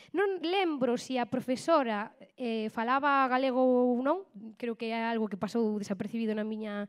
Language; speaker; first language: Galician; native; Galician